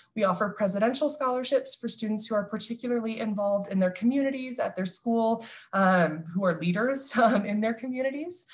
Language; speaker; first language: English; native; English